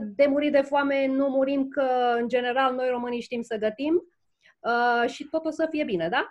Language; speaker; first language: Romanian; native; Romanian